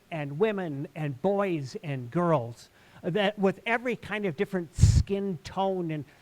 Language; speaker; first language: English; native; English